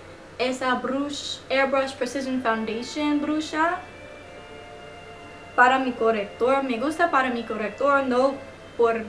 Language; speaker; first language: Spanish; non-native, learner; English